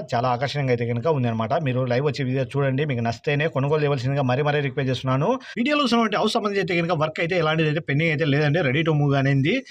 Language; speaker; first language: Telugu; native; Telugu